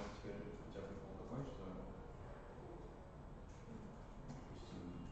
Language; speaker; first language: Russian; native; Russian